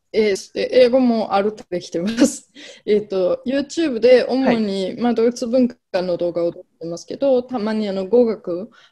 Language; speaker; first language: Japanese; non-native, fluent; German